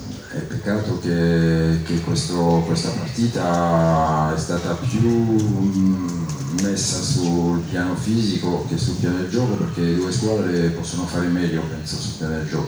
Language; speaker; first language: Italian; non-native, fluent; French